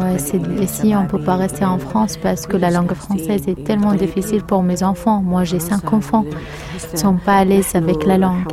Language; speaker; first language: French; non-native, learner; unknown